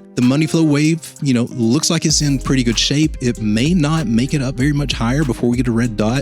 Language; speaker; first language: English; native; English